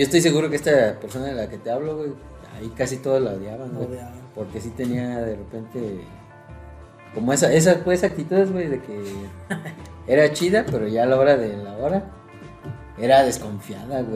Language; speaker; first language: Spanish; native; Spanish